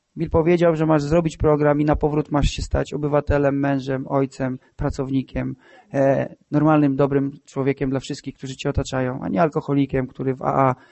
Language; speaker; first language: Polish; native; Polish